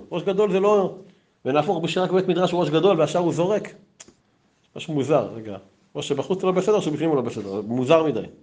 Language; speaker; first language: Hebrew; native; Hebrew